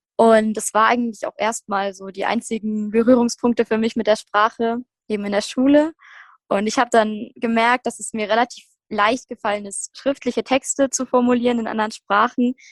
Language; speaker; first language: German; native; German